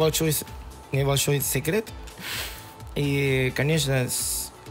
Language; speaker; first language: Russian; non-native, learner; Spanish